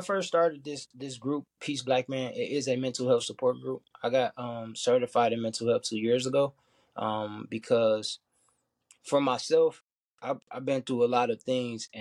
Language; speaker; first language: English; native; English